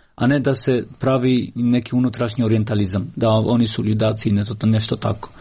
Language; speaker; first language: Croatian; non-native, fluent; Albanian